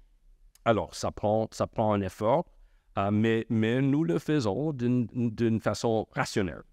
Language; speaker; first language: French; non-native, local second language; English